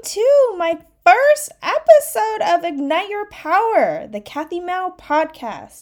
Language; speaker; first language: English; early bilingual, other home language; Chinese